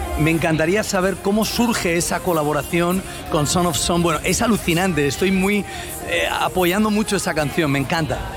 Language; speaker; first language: Spanish; native; Spanish